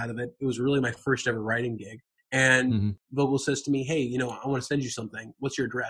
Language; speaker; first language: English; native; English